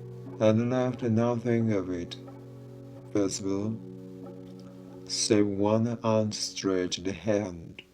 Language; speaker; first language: English; non-native, fluent; Japanese